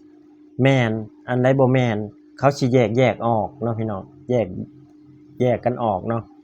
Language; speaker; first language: Thai; non-native, local second language; Northeastern Thai